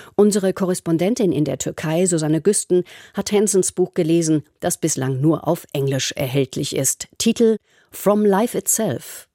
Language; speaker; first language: German; native; German